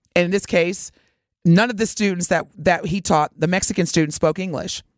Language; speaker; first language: English; native; English